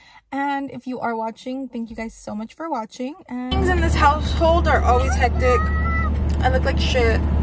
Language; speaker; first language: English; early bilingual, other home language; Spanish